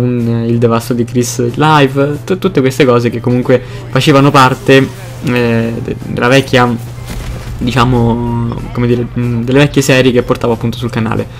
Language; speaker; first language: Italian; native; Italian